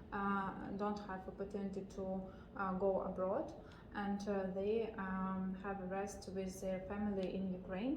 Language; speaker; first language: English; non-native, learner; Ukrainian